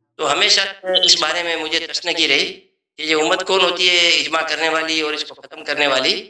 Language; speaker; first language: Urdu; non-native, local second language; Memoni